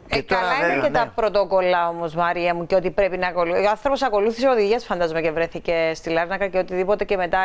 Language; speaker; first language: Greek; native; Greek